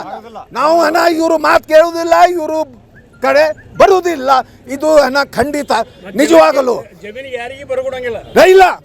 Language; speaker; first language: Kannada; non-native, local second language; Urdu